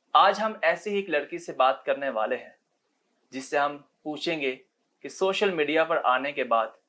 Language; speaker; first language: Urdu; non-native, local second language; Punjabi